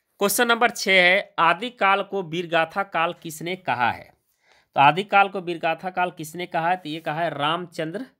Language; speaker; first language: Hindi; native; Hindi